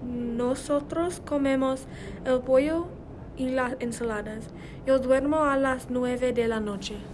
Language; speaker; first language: Spanish; non-native, learner; English